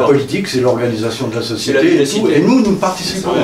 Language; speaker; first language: French; native; French